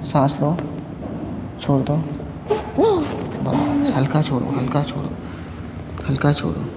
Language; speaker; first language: Hindi; native; Hindi